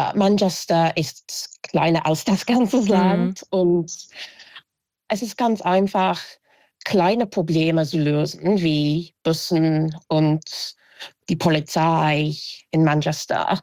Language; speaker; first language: German; non-native, fluent; English